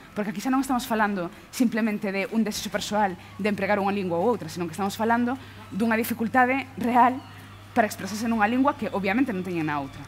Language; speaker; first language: Galician; non-native, local second language; Spanish